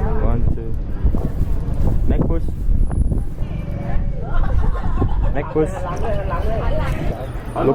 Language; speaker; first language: English; non-native, learner; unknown